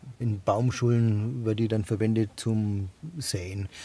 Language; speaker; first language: German; native; German